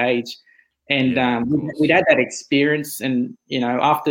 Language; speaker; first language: English; native; English